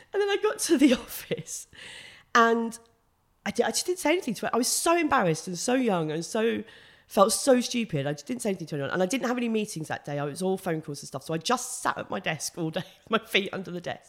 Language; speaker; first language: English; native; English